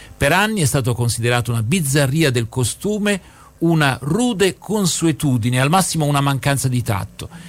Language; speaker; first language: Italian; native; Italian